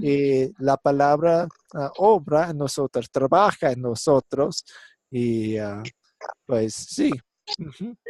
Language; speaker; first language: Spanish; non-native, fluent; English